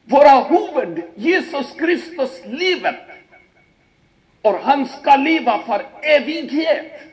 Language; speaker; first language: Swedish; non-native, fluent; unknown